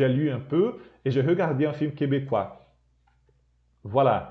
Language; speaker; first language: French; non-native, fluent; Portuguese